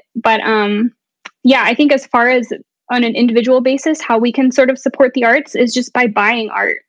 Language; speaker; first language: English; native; English